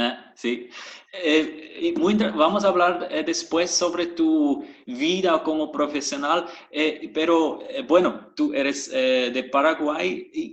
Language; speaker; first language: Spanish; non-native, fluent; German